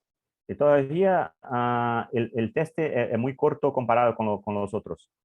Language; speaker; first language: Spanish; non-native, learner; English